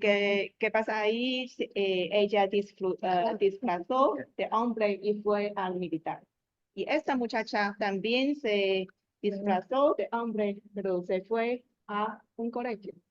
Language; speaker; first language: Spanish; non-native, learner; Chinese